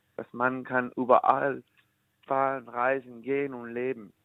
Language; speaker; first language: German; non-native, learner; English